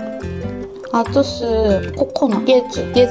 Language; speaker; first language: Chinese; non-native, learner; Korean